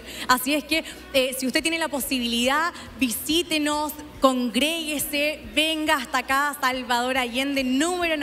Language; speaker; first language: Spanish; native; Spanish